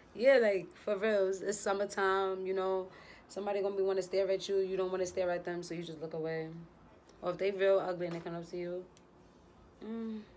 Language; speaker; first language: English; native; English